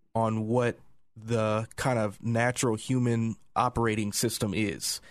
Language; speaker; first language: English; native; English